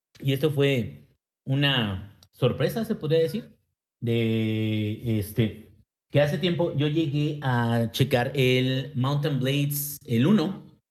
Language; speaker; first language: Spanish; native; Spanish